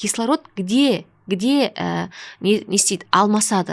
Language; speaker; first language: Russian; non-native, local second language; Kazakh